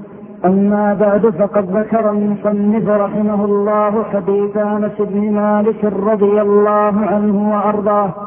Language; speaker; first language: Arabic; native; Arabic